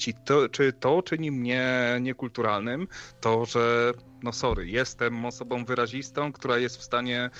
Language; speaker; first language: Polish; native; Polish